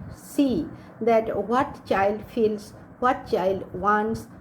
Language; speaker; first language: English; non-native, local second language; Assamese